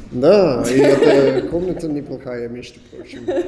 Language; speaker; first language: Russian; non-native, learner; English